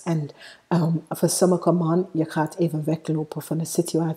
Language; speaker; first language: Dutch; non-native, fluent; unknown